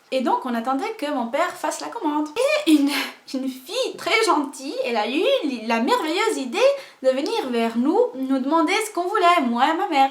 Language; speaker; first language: French; non-native, fluent; Portuguese